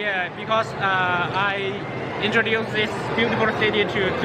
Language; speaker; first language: English; non-native, learner; Chinese